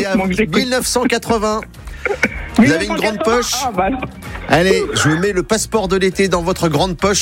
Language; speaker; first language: French; native; French